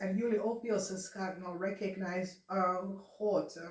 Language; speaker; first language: Dutch; non-native, fluent; English